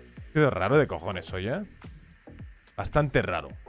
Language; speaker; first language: Spanish; native; Spanish